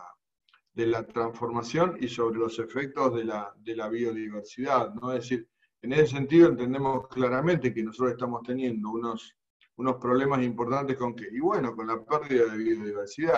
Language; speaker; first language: Spanish; native; Spanish